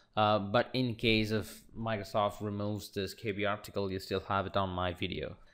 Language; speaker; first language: English; non-native, local second language; Malayalam